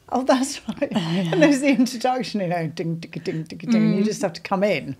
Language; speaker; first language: English; native; English